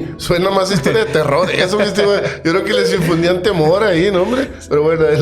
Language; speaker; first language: Spanish; native; Spanish